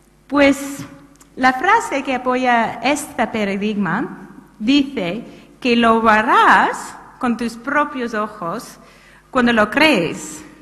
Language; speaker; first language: Spanish; non-native, fluent; English